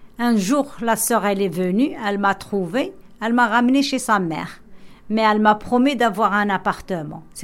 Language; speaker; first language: French; non-native, local second language; Arabic